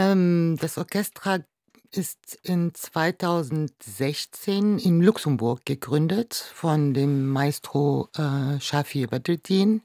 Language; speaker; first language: German; non-native, fluent; Arabic